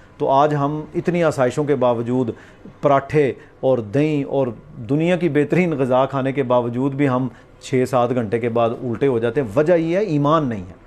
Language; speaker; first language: Urdu; non-native, local second language; Punjabi